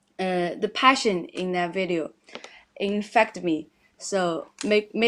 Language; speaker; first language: English; non-native, learner; Chinese